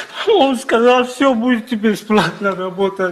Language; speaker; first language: Russian; non-native, learner; Tajik